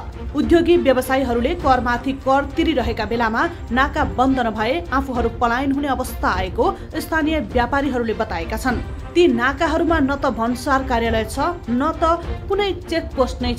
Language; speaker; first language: Nepali; native; Nepali